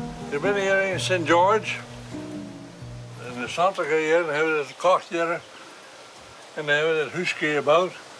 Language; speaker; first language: English; non-native, fluent; Western Frisian